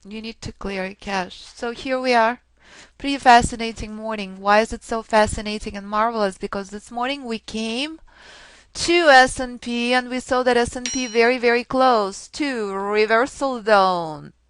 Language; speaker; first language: English; non-native, fluent; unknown